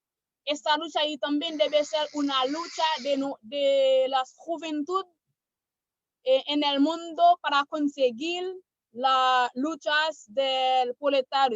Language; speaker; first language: Spanish; non-native, learner; Haitian Creole